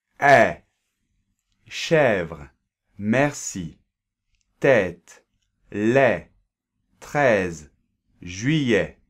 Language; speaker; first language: French; native; French